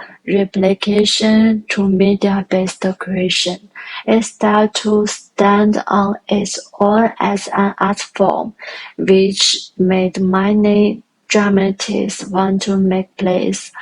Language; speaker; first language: English; non-native, learner; Chinese